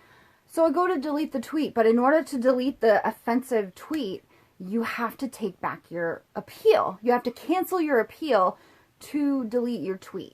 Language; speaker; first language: English; native; English